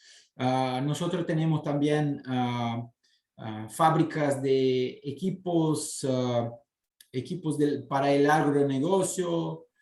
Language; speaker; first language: Spanish; non-native, fluent; Portuguese